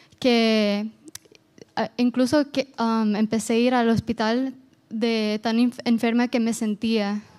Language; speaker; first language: Spanish; non-native, fluent; Portuguese